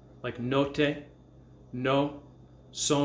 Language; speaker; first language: Italian; non-native, fluent; English